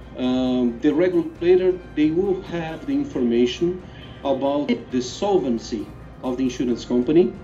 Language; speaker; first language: English; non-native, fluent; Portuguese